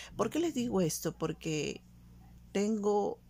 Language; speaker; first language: Spanish; native; Spanish